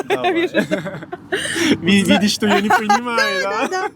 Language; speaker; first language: Russian; non-native, learner; Turkish